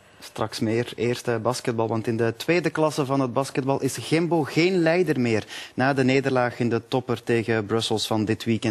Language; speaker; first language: Dutch; native; Dutch